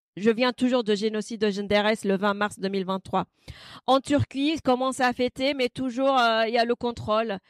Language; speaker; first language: French; non-native, fluent; Kurdish